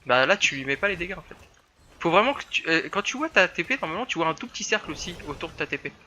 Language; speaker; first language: French; native; French